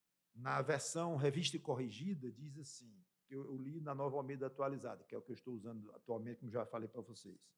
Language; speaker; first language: Portuguese; native; Portuguese